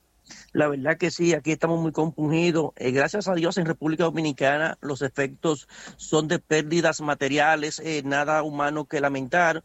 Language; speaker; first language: Spanish; native; Spanish